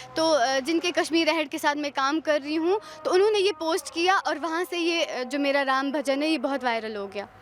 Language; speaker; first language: Hindi; non-native, local second language; Pahari-Potwari